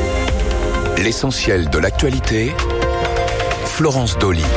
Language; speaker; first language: French; native; French